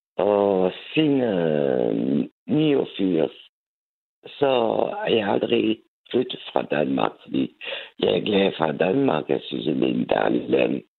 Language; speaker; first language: Danish; non-native, fluent; French